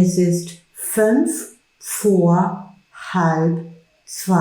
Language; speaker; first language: German; non-native, fluent; English